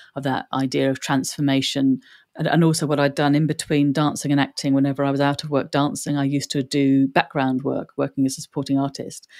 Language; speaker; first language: English; native; English